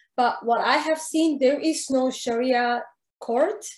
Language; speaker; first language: English; non-native, fluent; Arabic